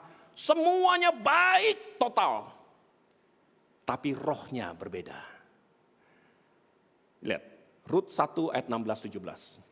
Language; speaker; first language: Indonesian; native; Indonesian